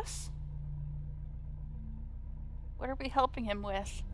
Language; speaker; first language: English; native; English